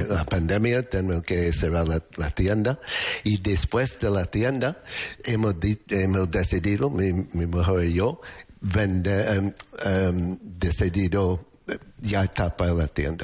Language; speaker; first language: Spanish; non-native, learner; English